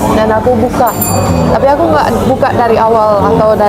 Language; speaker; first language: Indonesian; non-native, fluent; Finnish